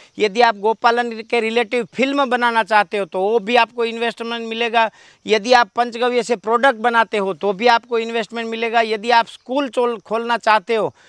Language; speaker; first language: Hindi; non-native, local second language; Gujarati